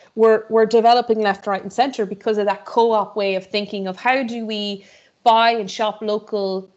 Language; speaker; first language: English; native; English